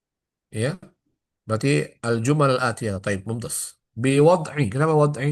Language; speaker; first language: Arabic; non-native, fluent; Indonesian